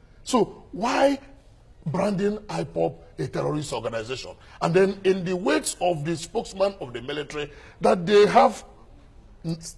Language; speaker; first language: English; non-native, local second language; Igbo